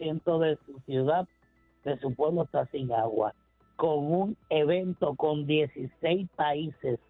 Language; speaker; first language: Spanish; native; Spanish